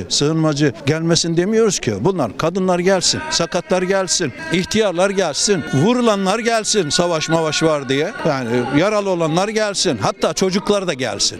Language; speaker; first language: Turkish; native; Turkish